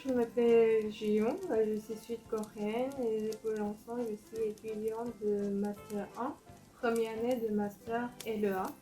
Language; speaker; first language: French; non-native, fluent; Korean